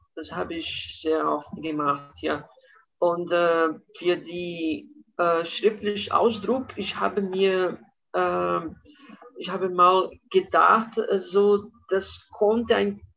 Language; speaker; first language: German; non-native, fluent; Portuguese